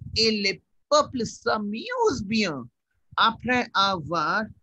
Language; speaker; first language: French; non-native, learner; Hindi